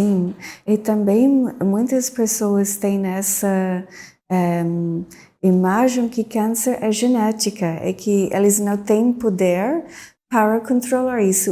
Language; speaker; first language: Portuguese; non-native, fluent; English